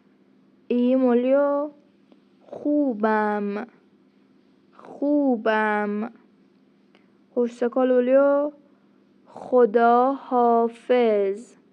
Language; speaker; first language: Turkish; non-native, fluent; Persian